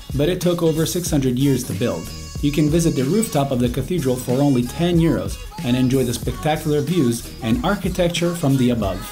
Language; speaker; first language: English; non-native, fluent; Italian